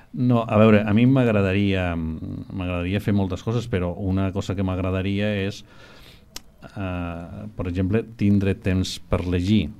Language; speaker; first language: Catalan; non-native, local second language; Spanish